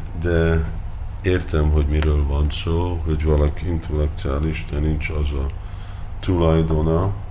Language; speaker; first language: Hungarian; early bilingual, heritage; Hungarian